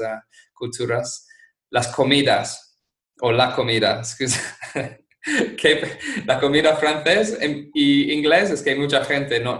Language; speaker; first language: Spanish; non-native, fluent; English